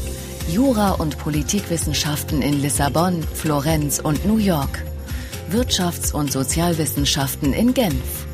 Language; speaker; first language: German; native; German